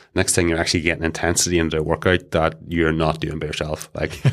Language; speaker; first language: English; native; English